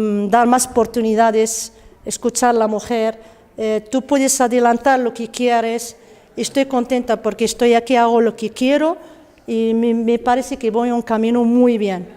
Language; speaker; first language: Spanish; non-native, learner; Arabic